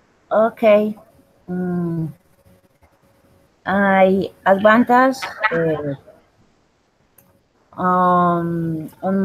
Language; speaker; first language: English; non-native, learner; Spanish